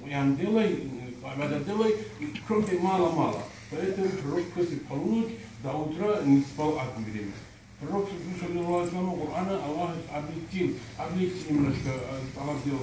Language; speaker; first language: Russian; non-native, local second language; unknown